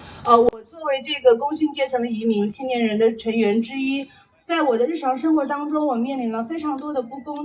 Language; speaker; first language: Chinese; early bilingual, other home language; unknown